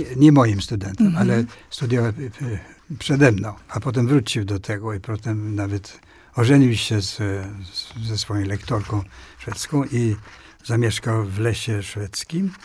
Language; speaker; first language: Polish; non-native, fluent; Swedish